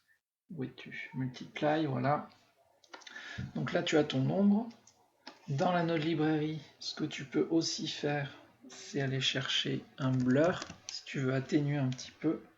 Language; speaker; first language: French; native; French